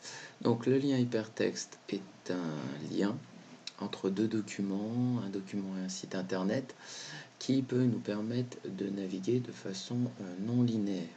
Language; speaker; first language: French; native; French